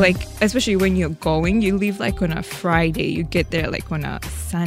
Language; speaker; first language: English; non-native, local second language; Ganda